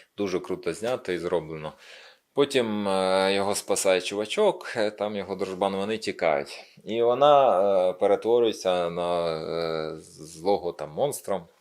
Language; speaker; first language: Ukrainian; non-native, local second language; Russian